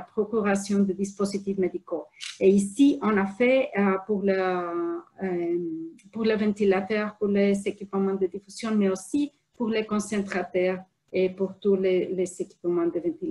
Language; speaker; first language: French; non-native, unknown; Spanish